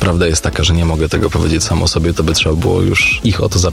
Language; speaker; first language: Polish; native; Polish